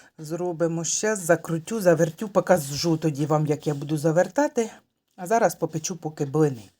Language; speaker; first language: Ukrainian; native; Ukrainian